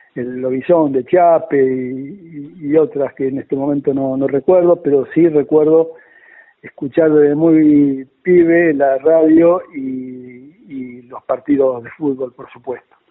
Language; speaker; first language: Spanish; native; Spanish